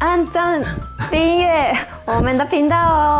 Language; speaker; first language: Chinese; non-native, fluent; Japanese